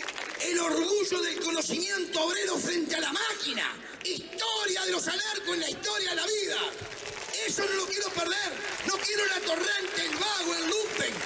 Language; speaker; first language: Spanish; native; Spanish